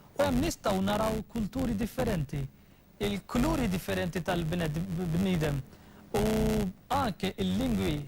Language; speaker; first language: Maltese; non-native, fluent; Urdu